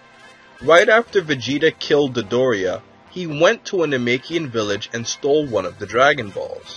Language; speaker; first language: English; native; English